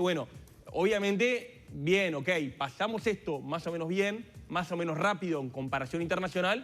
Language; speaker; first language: Spanish; native; Spanish